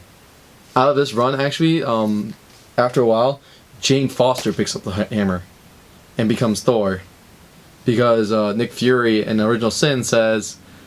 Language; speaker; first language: English; native; English